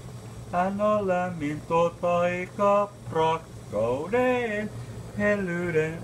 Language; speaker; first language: Finnish; native; Finnish